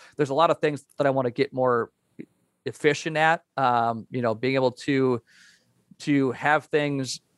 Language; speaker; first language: English; native; English